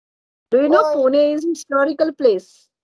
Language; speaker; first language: English; non-native, learner; Marathi